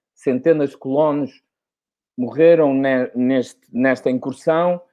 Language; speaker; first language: Portuguese; non-native, local second language; Kabuverdianu